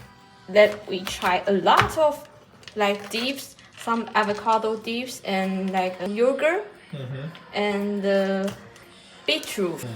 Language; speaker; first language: English; non-native, learner; Chinese